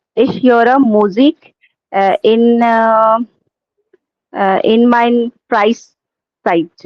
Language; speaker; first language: German; non-native, learner; Hindi